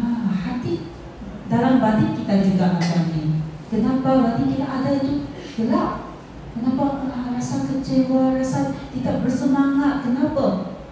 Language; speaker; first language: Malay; non-native, local second language; Chinese